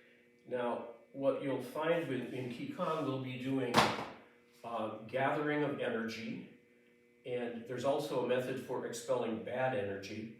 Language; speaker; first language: English; native; English